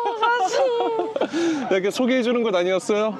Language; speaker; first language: Korean; native; Korean